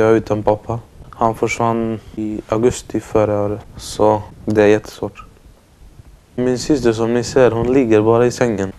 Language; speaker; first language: Swedish; early bilingual, other home language; Romany